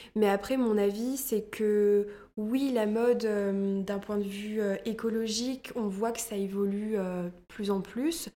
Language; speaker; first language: French; native; French